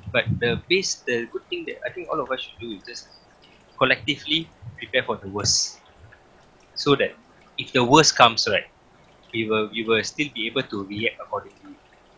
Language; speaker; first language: English; native; English